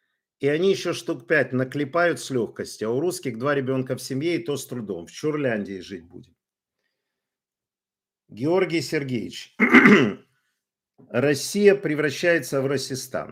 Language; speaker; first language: Russian; native; Russian